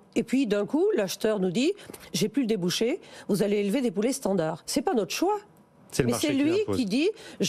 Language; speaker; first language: French; native; French